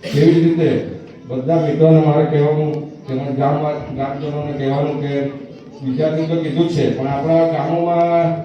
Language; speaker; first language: Gujarati; native; Gujarati